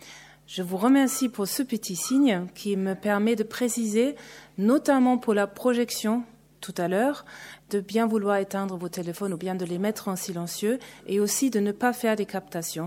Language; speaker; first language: French; native; French